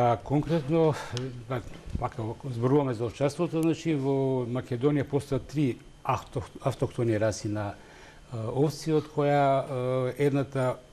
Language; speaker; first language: Macedonian; native; Macedonian